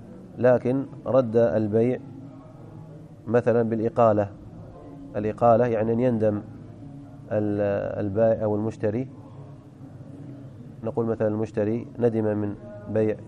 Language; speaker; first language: Arabic; native; Arabic